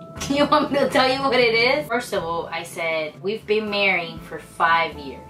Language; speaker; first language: English; early bilingual, other home language; Spanish